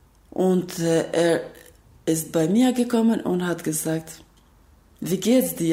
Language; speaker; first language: German; non-native, learner; Albanian